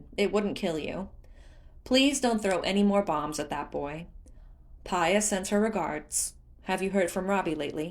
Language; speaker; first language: English; native; English